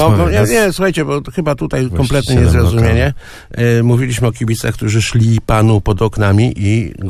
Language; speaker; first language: Polish; native; Polish